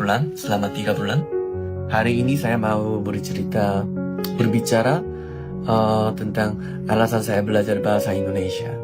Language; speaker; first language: Indonesian; non-native, learner; Korean